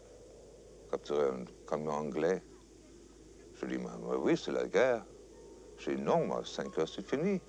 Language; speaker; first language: French; non-native, fluent; German